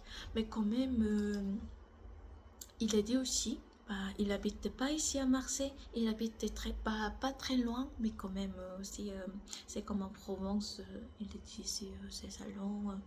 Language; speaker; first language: French; non-native, learner; Korean